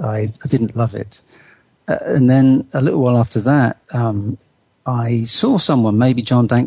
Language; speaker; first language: English; native; English